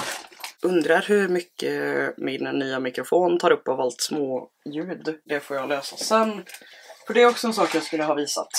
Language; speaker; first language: Swedish; native; Swedish